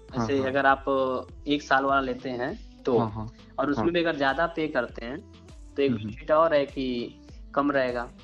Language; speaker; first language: Hindi; native; Hindi